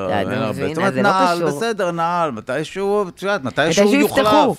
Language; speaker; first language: Hebrew; native; Hebrew